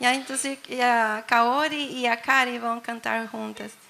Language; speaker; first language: Portuguese; non-native, learner; Spanish